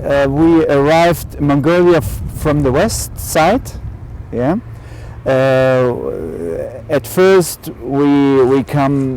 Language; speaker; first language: English; non-native, learner; German